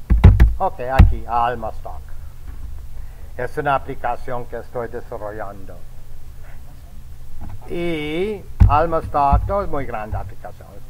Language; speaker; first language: Spanish; non-native, fluent; English